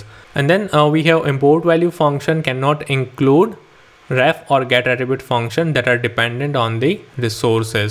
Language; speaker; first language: English; non-native, local second language; Hindi